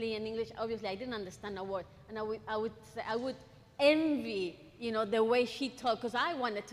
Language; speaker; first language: English; non-native, fluent; Spanish